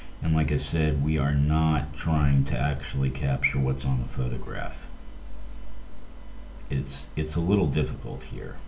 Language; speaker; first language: English; native; English